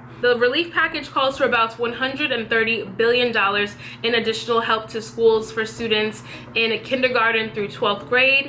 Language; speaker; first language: English; native; English